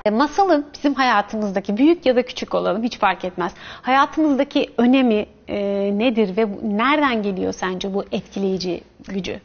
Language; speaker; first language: Turkish; native; Turkish